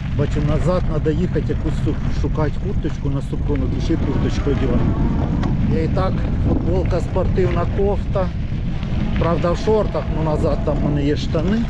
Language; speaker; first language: Ukrainian; native; Ukrainian